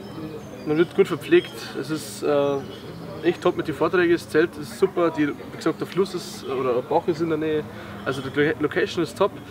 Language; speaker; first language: German; native; German